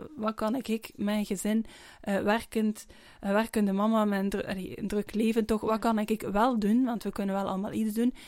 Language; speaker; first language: Dutch; native; Dutch